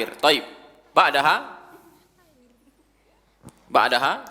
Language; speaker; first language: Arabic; non-native, fluent; Indonesian